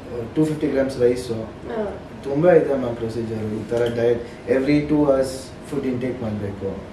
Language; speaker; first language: Kannada; early bilingual, heritage; Kannada